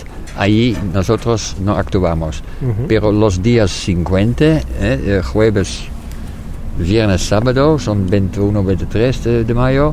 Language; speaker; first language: Spanish; non-native, fluent; Dutch